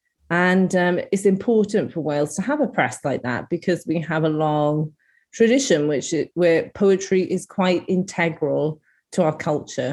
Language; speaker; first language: English; native; English